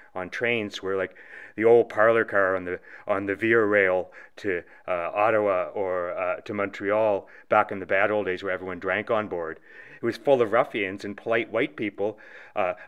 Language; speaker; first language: English; native; English